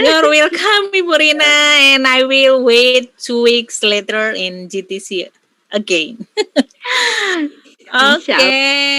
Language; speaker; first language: English; non-native, learner; Indonesian